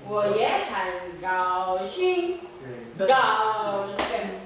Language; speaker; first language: Chinese; non-native, learner; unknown